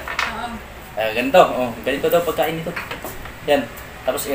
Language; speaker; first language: Filipino; non-native, local second language; Cebuano